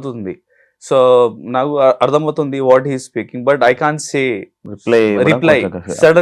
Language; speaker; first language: Telugu; non-native, learner; Hindi